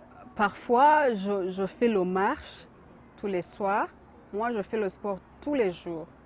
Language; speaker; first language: French; non-native, local second language; Kinyarwanda